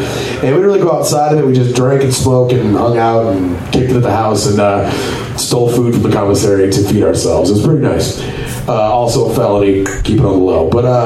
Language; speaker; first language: English; native; English